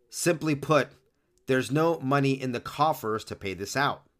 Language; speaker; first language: English; early bilingual, other home language; Spanish